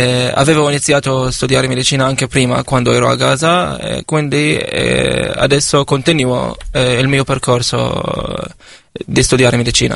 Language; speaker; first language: Italian; non-native, fluent; Arabic